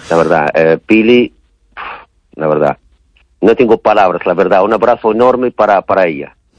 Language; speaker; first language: Spanish; non-native, fluent; Arabic